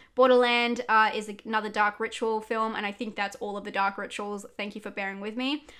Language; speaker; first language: English; native; English